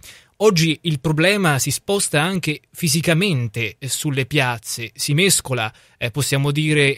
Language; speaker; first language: Italian; native; Italian